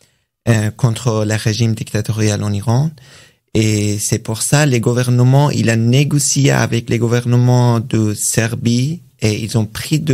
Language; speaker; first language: French; non-native, learner; Persian